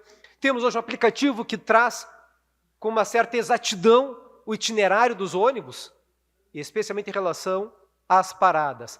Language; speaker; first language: Portuguese; native; Portuguese